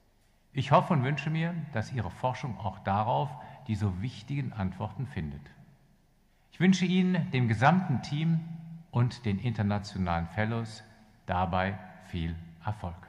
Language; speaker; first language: German; native; German